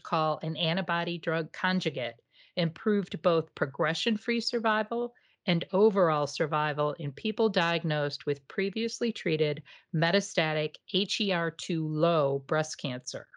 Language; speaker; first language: English; native; English